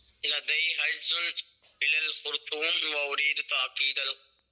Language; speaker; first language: Arabic; non-native, learner; Urdu